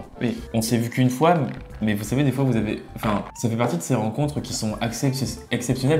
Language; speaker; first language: French; native; French